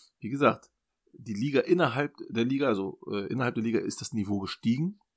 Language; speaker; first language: German; early bilingual, other home language; Turkish